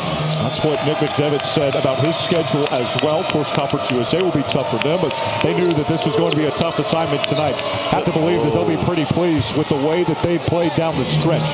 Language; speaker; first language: English; native; English